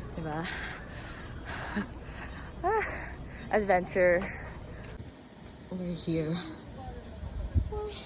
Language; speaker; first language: English; non-native, local second language; Filipino